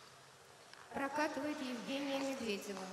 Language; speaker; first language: Russian; native; Russian